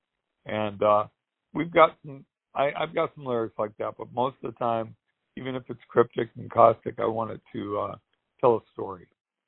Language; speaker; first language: English; native; English